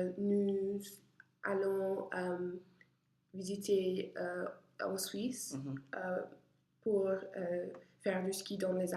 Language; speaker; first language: French; non-native, learner; English